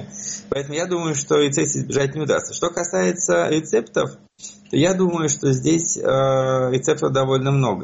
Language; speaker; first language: Russian; native; Russian